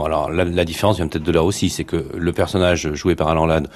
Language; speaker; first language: French; native; French